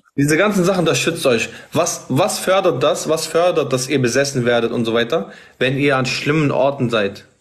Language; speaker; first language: German; early bilingual, other home language; Arabic